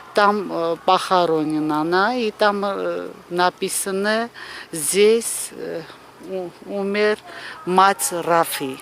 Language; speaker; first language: Russian; non-native, learner; Armenian